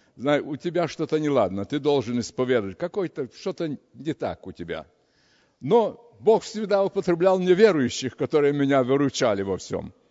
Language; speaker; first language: Russian; early bilingual, heritage; Russian